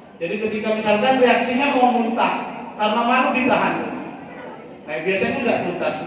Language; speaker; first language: Indonesian; non-native, local second language; Madurese